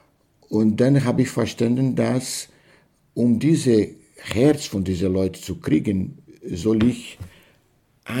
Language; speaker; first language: German; non-native, learner; Portuguese